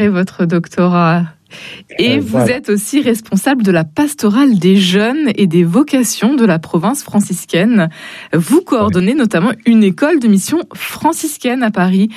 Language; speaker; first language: French; native; French